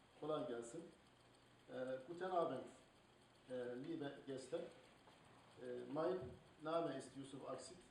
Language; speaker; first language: German; non-native, learner; Turkish